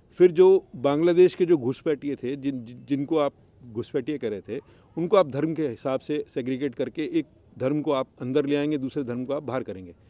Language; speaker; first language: Hindi; native; Hindi